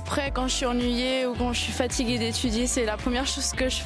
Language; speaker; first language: French; native; French